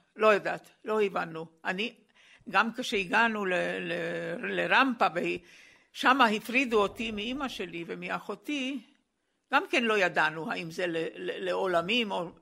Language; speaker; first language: Hebrew; non-native, fluent; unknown